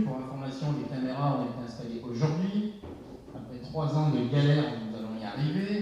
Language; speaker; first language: French; native; French